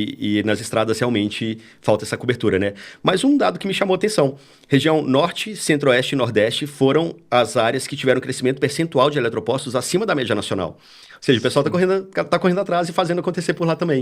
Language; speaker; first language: Portuguese; native; Portuguese